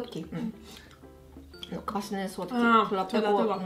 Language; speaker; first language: Polish; non-native, learner; Korean